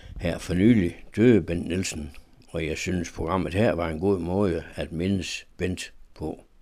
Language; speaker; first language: Danish; native; Danish